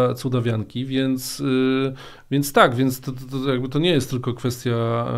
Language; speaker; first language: Polish; native; Polish